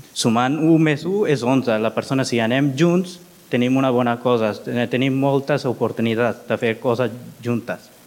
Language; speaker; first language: Catalan; early bilingual, other home language; Punjabi